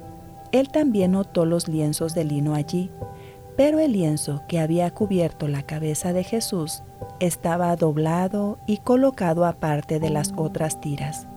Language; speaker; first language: Spanish; native; Spanish